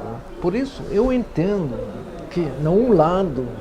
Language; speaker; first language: Portuguese; non-native, fluent; Dutch